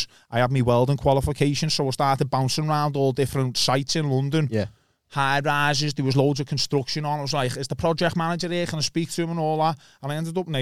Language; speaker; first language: English; native; English